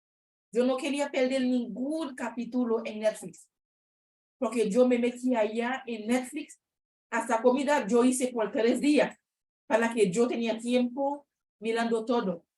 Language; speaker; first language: Spanish; non-native, learner; Haitian Creole